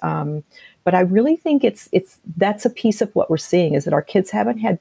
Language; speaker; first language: English; native; English